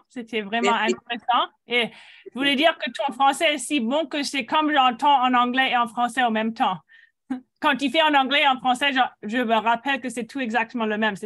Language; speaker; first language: French; non-native, fluent; English